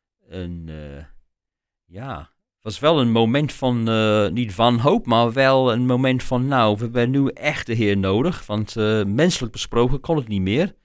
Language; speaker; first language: Dutch; non-native, fluent; English